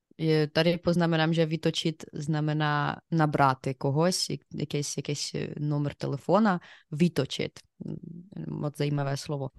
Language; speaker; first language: Czech; non-native, fluent; Ukrainian